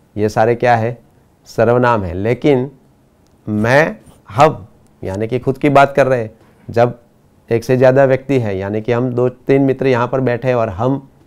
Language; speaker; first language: Hindi; non-native, local second language; Gujarati